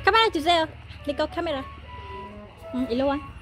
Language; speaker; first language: Korean; non-native, learner; Vietnamese